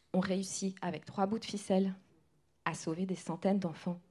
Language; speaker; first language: French; non-native, local second language; Kinyarwanda